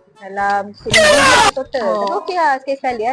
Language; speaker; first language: Malay; native; Malay